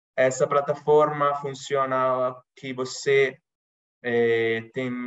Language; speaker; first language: Portuguese; non-native, fluent; Italian